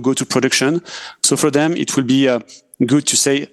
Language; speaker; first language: English; non-native, fluent; French